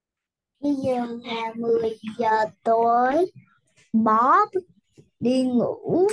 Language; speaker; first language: Vietnamese; early bilingual, heritage; Vietnamese